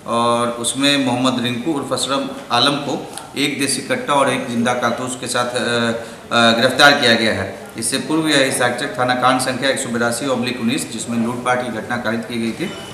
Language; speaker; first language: Hindi; native; Hindi